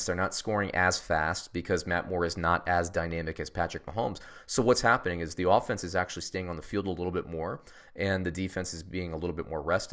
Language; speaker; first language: English; native; English